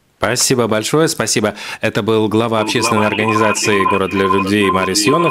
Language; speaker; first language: Russian; native; Russian